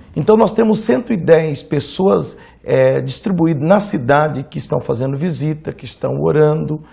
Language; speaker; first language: Portuguese; native; Portuguese